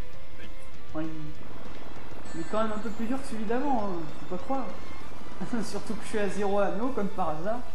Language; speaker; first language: French; native; French